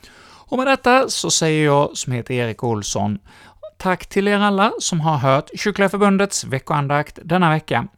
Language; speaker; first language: Swedish; native; Swedish